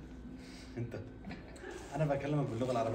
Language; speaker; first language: Arabic; native; Arabic